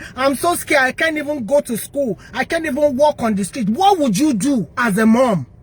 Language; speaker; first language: English; non-native, local second language; Yoruba